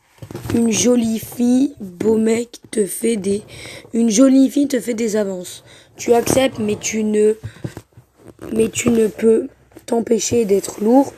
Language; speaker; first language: French; native; French